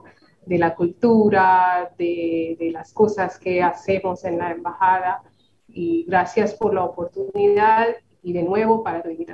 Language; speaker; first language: Spanish; non-native, fluent; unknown